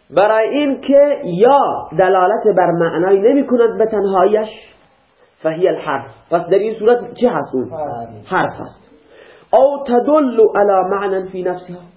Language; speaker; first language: Persian; native; Persian